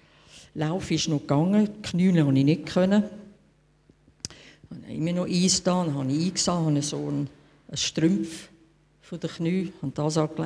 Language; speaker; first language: German; non-native, fluent; English